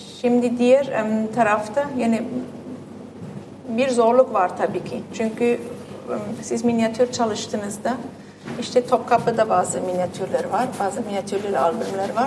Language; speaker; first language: Turkish; non-native, fluent; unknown